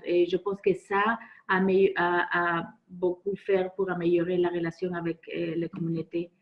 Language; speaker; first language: French; non-native, fluent; Spanish